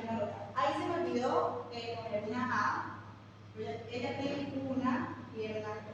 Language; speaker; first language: Spanish; non-native, fluent; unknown